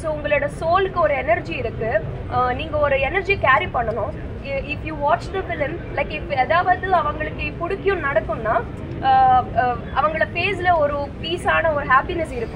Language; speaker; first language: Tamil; non-native, learner; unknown